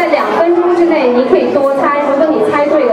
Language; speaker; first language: Chinese; native; Chinese